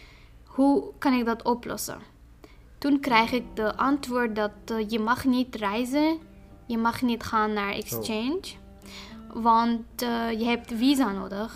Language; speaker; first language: Dutch; non-native, fluent; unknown